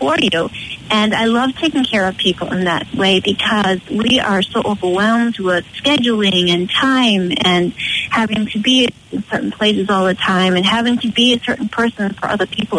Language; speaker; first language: English; native; English